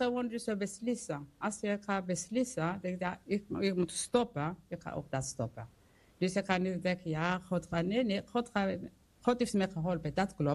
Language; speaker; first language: Dutch; non-native, learner; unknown